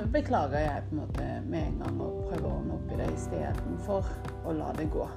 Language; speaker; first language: Norwegian; non-native, fluent; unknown